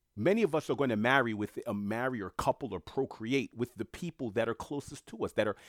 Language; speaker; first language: English; native; English